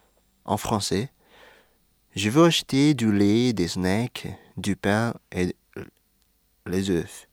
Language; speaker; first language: French; non-native, fluent; Indonesian